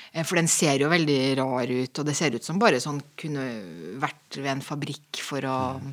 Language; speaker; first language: Norwegian; native; Norwegian